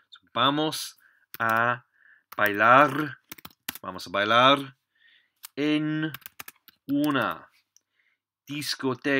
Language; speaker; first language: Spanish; non-native, fluent; English